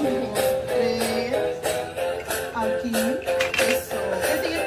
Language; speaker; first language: Spanish; native; Spanish